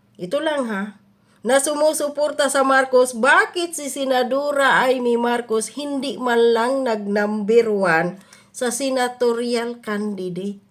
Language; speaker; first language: Filipino; native; Filipino